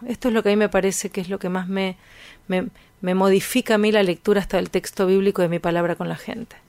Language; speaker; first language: Spanish; native; Spanish